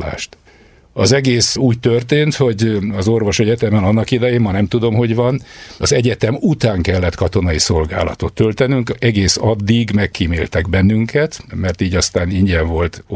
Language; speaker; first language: Hungarian; native; Hungarian